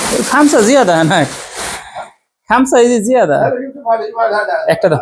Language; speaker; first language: Arabic; non-native, learner; Bangla